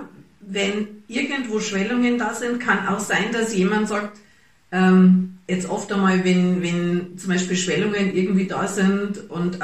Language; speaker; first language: German; native; German